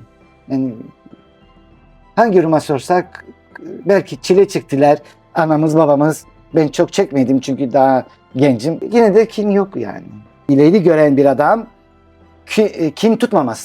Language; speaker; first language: Turkish; non-native, local second language; Greek